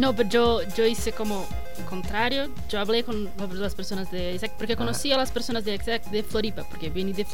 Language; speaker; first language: Spanish; non-native, learner; Portuguese